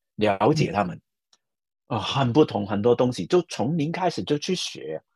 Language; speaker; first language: Chinese; non-native, fluent; Cantonese